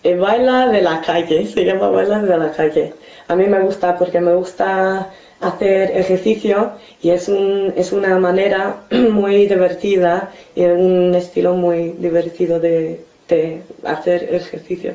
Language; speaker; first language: Spanish; non-native, fluent; English